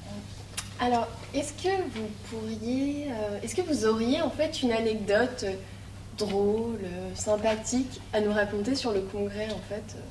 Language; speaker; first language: French; native; French